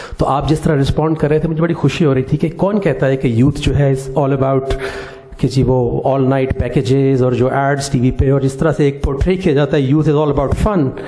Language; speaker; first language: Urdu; native; Urdu